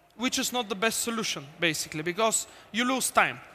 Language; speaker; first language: English; non-native, fluent; Bulgarian